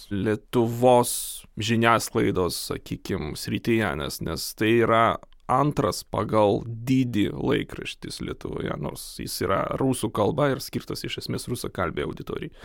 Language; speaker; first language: Lithuanian; non-native, local second language; Polish